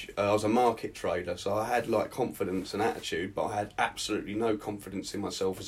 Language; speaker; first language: English; native; English